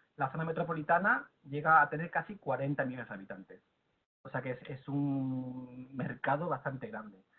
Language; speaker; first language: Spanish; native; Spanish